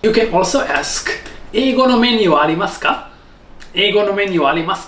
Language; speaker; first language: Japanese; non-native, fluent; English